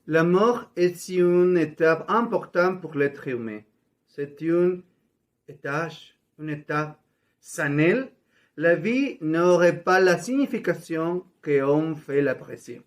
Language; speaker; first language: French; non-native, learner; Spanish